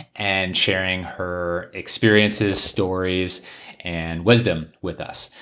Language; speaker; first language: English; native; English